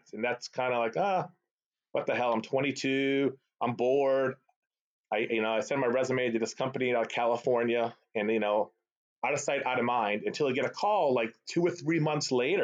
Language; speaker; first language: English; early bilingual, other home language; Arabic